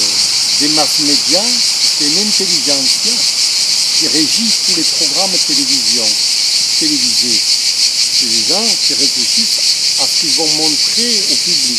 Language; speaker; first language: French; native; French